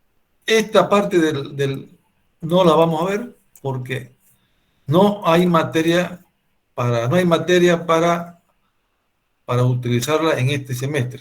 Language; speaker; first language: Spanish; native; Spanish